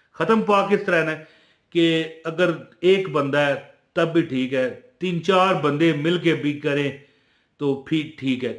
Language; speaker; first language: Urdu; non-native, local second language; Punjabi